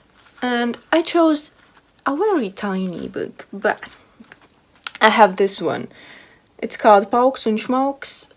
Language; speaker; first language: English; non-native, fluent; Latvian